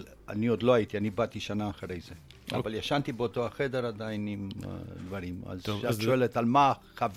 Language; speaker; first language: Hebrew; non-native, fluent; Romanian